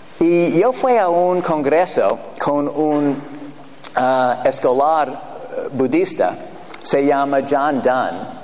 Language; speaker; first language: Spanish; non-native, fluent; English